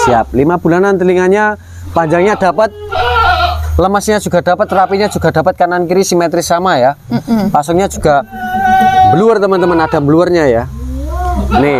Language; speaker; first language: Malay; non-native, local second language; Javanese